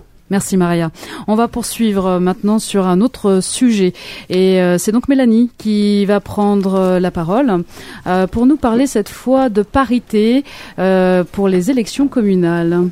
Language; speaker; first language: French; native; French